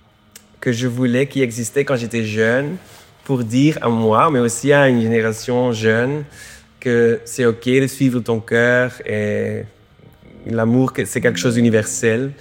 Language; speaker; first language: French; non-native, learner; Dutch